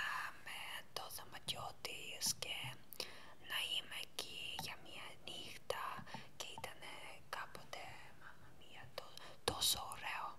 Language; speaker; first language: Greek; non-native, learner; Ukrainian